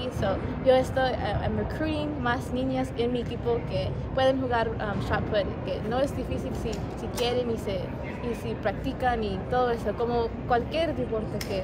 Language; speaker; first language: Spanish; early bilingual, heritage; Spanish